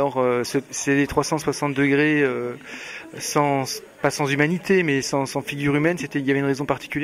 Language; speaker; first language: French; native; French